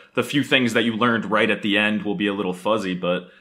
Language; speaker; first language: English; native; English